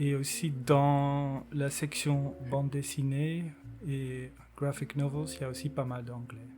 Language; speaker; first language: French; non-native, local second language; Dutch